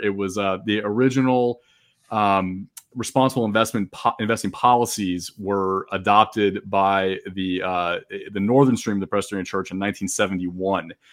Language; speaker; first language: English; native; English